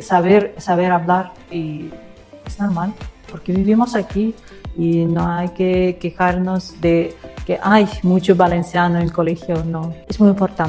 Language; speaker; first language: Spanish; non-native, learner; Russian